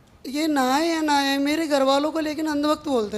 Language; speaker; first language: Hindi; native; Hindi